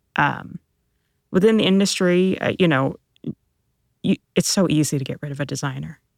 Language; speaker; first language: English; early bilingual, other home language; Filipino